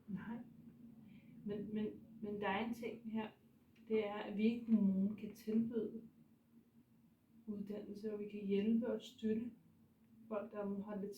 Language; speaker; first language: Danish; native; Danish